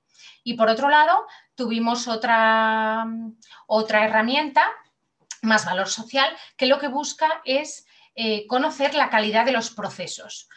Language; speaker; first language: Spanish; native; Spanish